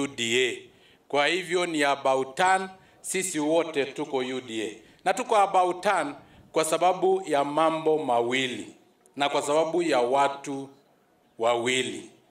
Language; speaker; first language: Swahili; non-native, local second language; Masai